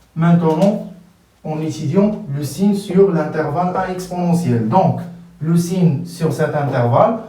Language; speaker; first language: French; non-native, local second language; Arabic